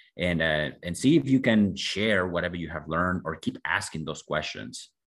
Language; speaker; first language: English; non-native, fluent; Spanish